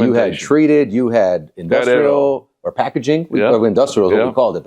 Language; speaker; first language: English; native; English